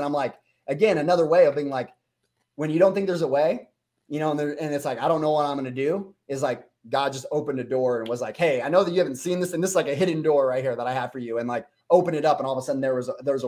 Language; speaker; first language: English; native; English